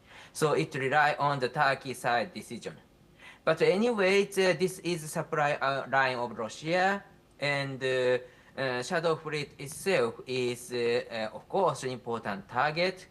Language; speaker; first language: English; non-native, fluent; Japanese